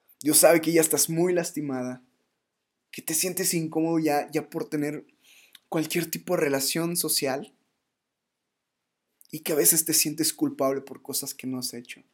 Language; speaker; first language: Spanish; native; Spanish